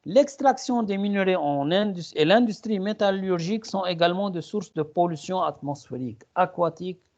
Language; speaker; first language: French; non-native, local second language; Arabic